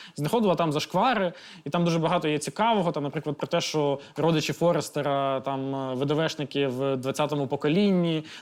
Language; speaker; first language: Ukrainian; non-native, local second language; Russian